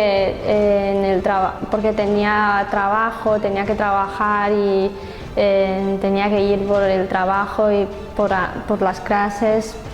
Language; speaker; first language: Spanish; non-native, learner; Chinese